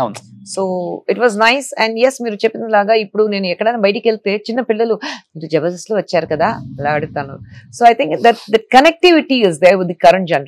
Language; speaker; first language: Telugu; non-native, learner; Tamil